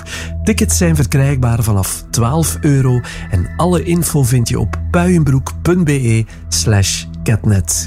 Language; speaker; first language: Dutch; native; Dutch